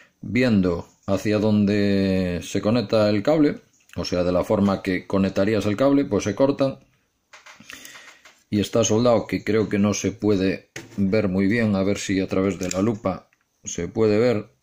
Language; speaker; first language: Spanish; native; Spanish